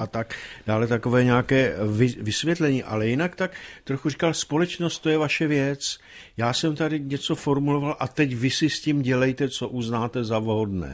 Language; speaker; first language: Czech; native; Czech